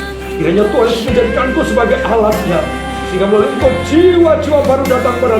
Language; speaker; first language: Indonesian; native; Indonesian